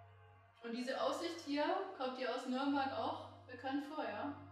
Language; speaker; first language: German; native; German